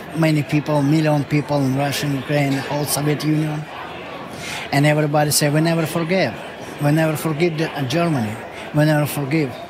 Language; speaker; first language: English; non-native, learner; Ukrainian